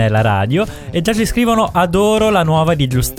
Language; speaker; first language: Italian; native; Italian